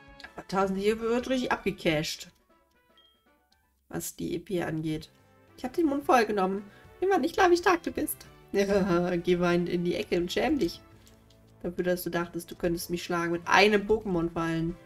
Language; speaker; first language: German; native; German